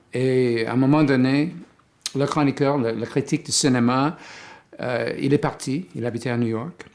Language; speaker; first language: French; non-native, fluent; English